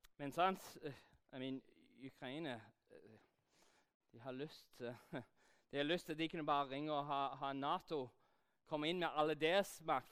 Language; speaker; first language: Norwegian; non-native, fluent; English